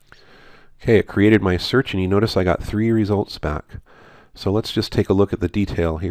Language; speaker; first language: English; native; English